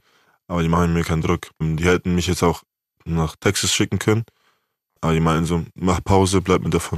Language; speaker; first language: German; native; German